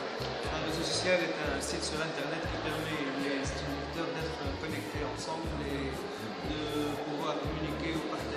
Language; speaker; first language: French; non-native, local second language; Arabic